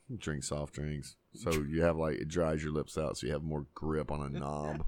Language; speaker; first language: English; native; English